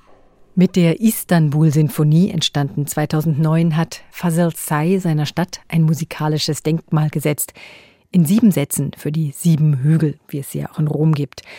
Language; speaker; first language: German; native; German